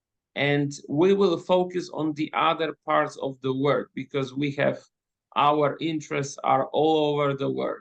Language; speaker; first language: English; non-native, fluent; Polish